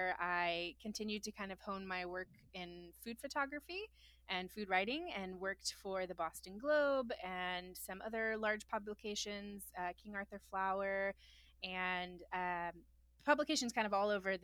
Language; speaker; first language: English; native; English